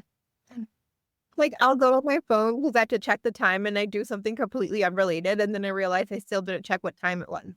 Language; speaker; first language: English; native; English